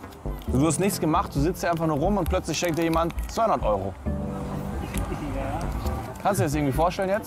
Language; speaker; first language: German; native; German